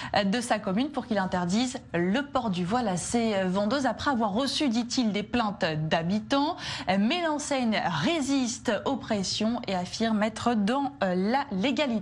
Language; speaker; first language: French; native; French